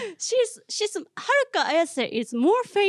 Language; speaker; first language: English; non-native, learner; Japanese